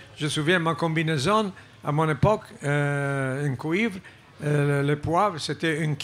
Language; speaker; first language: French; non-native, fluent; Italian